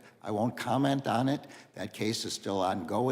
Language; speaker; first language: English; native; English